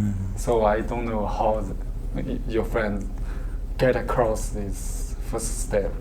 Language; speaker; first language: English; non-native, learner; Chinese